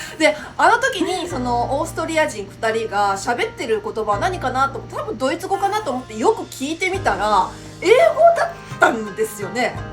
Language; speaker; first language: Japanese; native; Japanese